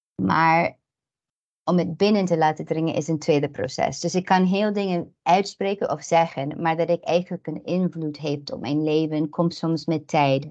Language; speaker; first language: Dutch; non-native, fluent; English